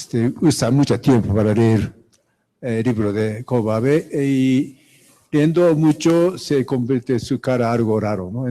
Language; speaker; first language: Spanish; non-native, fluent; Japanese